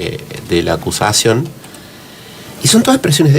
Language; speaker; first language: Spanish; native; Spanish